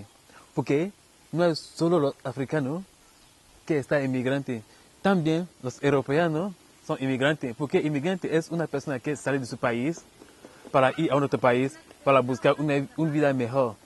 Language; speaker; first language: Spanish; non-native, fluent; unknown